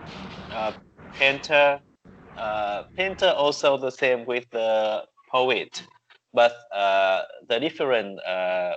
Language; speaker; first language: English; non-native, learner; Vietnamese